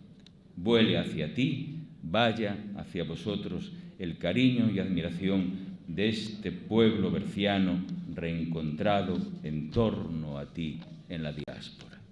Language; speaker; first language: Spanish; native; Spanish